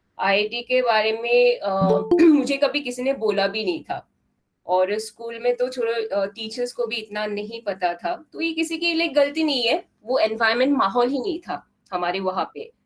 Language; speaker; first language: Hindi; non-native, local second language; Assamese